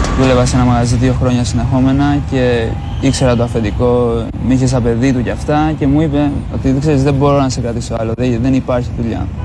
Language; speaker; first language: Greek; early bilingual, other home language; Albanian